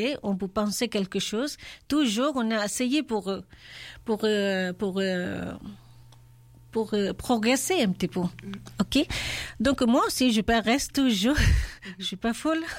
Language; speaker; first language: French; non-native, learner; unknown